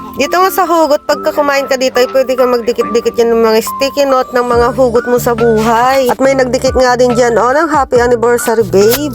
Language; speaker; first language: Filipino; non-native, local second language; Iloko